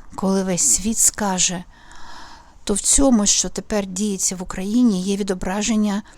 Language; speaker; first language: Ukrainian; native; Ukrainian